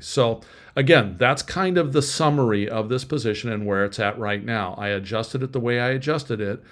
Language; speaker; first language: English; native; English